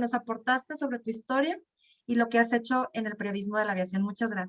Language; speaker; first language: Spanish; native; Spanish